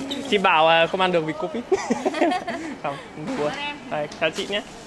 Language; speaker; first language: Vietnamese; non-native, fluent; English